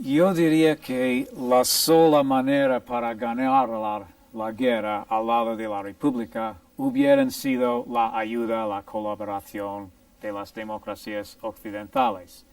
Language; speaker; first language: Spanish; non-native, fluent; English